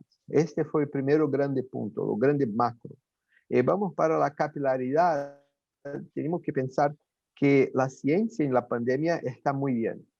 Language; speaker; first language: Spanish; non-native, fluent; Portuguese